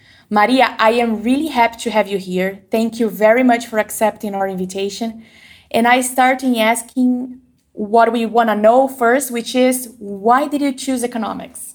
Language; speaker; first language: English; non-native, fluent; Portuguese